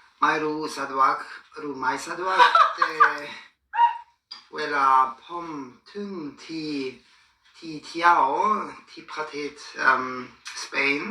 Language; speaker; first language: Thai; non-native, learner; German